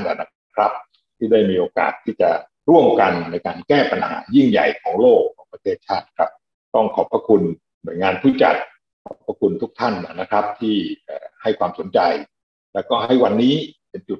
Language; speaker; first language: Thai; native; Thai